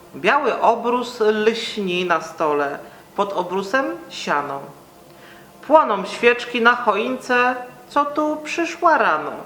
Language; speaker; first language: Polish; native; Polish